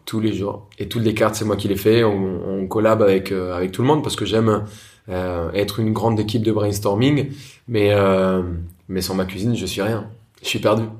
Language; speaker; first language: French; non-native, fluent; Spanish